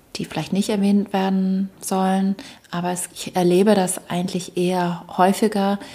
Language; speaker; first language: German; early bilingual, other home language; English